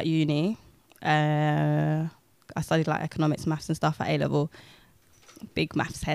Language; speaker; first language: English; native; English